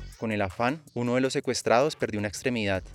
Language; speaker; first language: Spanish; native; Spanish